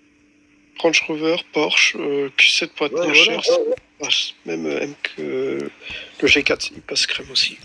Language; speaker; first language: French; native; French